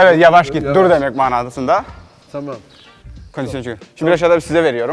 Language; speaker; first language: Turkish; native; Turkish